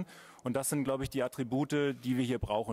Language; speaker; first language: German; native; German